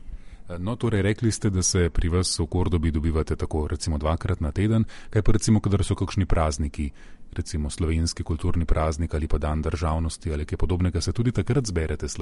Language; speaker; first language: Slovenian; native; Slovenian